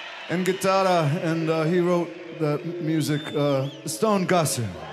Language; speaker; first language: English; native; English